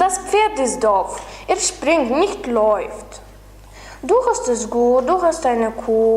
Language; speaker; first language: German; non-native, learner; Lithuanian